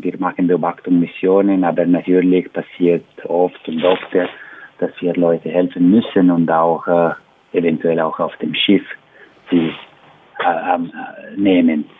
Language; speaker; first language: German; non-native, learner; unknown